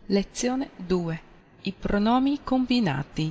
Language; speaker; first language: Italian; non-native, fluent; Chinese